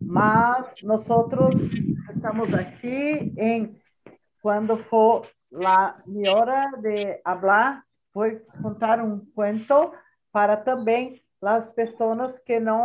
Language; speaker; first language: Spanish; non-native, learner; Portuguese